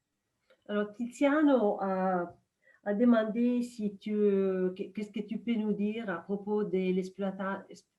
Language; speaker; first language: French; non-native, fluent; Italian